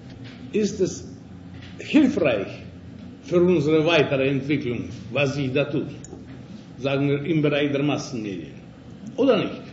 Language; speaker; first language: German; non-native, fluent; Russian